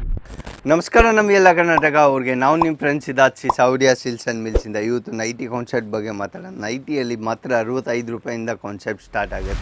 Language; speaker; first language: Kannada; non-native, local second language; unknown